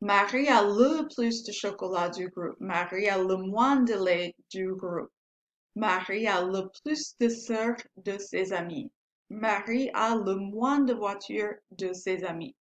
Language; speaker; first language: French; non-native, fluent; English